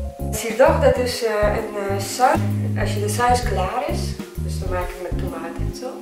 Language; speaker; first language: Dutch; non-native, learner; Persian